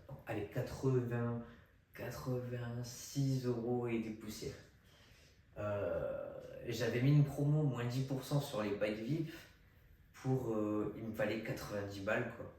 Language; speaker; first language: French; native; French